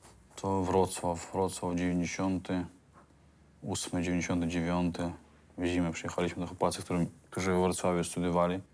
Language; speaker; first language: Polish; non-native, fluent; Chechen